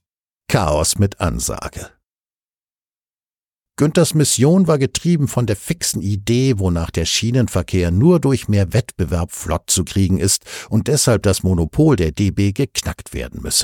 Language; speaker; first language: German; native; German